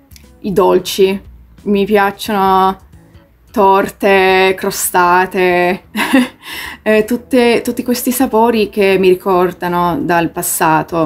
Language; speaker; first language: Italian; early bilingual, heritage; English